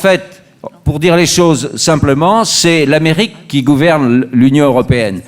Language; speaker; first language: French; native; French